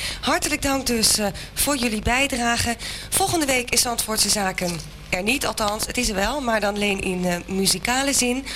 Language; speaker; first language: Dutch; native; Dutch